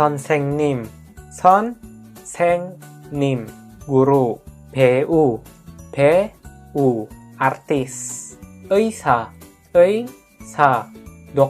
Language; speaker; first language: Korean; non-native, fluent; Indonesian